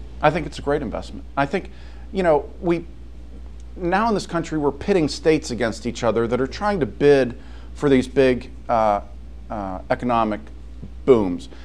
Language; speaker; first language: English; native; English